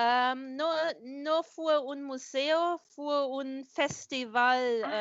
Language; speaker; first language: Spanish; non-native, learner; German